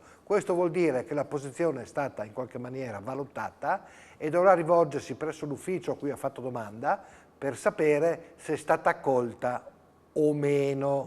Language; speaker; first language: Italian; native; Italian